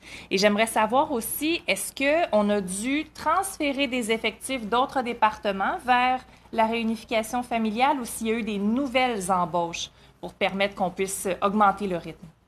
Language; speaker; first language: French; native; French